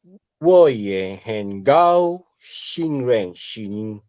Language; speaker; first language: Chinese; non-native, learner; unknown